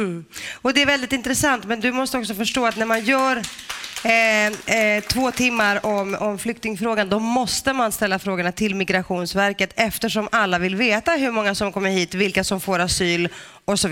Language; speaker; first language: Swedish; native; Swedish